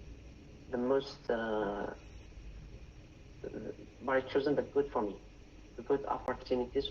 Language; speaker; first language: English; non-native, learner; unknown